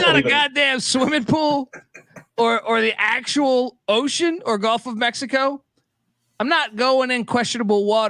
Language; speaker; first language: English; native; English